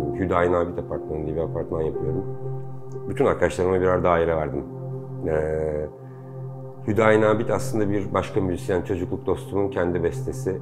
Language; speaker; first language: Turkish; native; Turkish